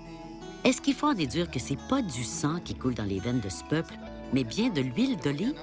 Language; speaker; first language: French; native; French